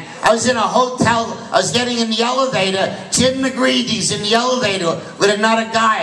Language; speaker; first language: English; native; English